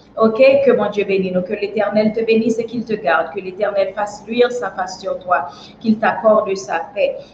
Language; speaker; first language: French; non-native, local second language; Haitian Creole